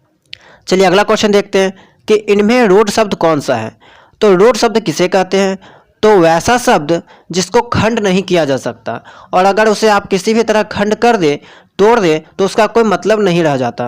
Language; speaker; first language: Hindi; native; Hindi